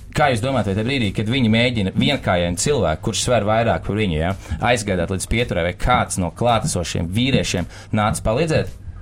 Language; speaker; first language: Latvian; native; Latvian